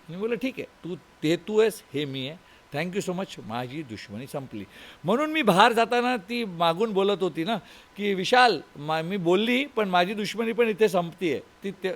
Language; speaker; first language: Marathi; non-native, local second language; Tulu